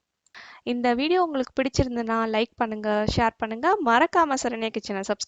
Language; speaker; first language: Tamil; native; Tamil